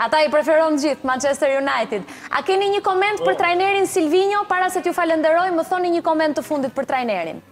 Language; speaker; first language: Albanian; native; Albanian